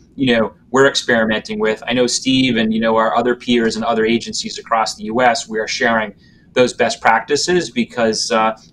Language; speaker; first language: English; native; English